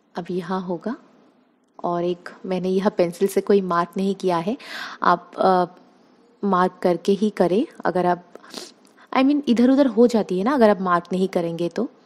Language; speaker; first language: Hindi; non-native, local second language; Bangla